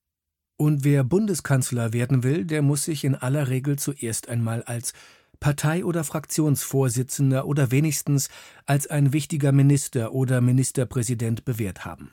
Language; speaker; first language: German; native; German